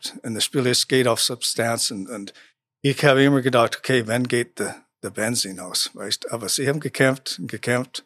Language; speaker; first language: German; non-native, learner; English